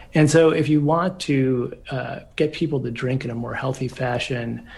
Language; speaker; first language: English; native; English